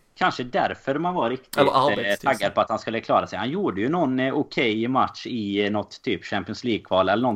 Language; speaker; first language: Swedish; native; Swedish